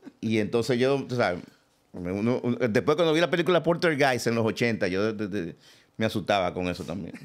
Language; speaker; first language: Spanish; native; Spanish